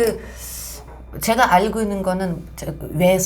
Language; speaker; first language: Korean; non-native, fluent; Russian